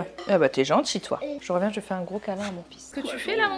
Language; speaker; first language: French; native; French